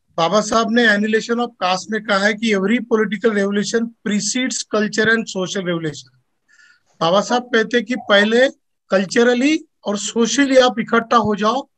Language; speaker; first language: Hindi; non-native, local second language; Marathi